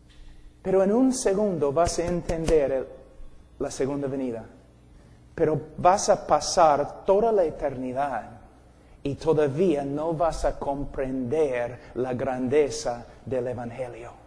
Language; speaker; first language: Spanish; non-native, fluent; English